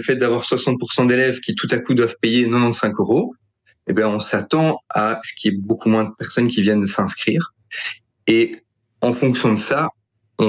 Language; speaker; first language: French; native; French